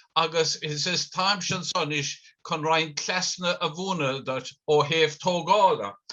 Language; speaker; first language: Irish; native; Irish